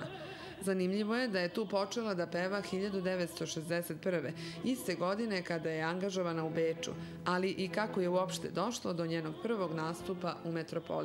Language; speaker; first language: Serbian; native; Serbian